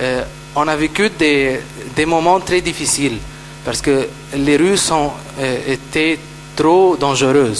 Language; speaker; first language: French; non-native, fluent; Arabic